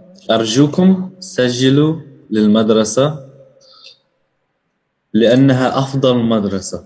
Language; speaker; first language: Arabic; non-native, learner; Indonesian